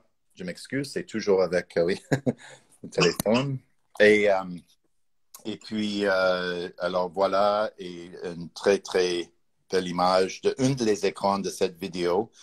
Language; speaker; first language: French; non-native, fluent; English